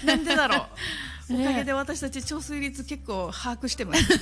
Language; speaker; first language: Japanese; native; Japanese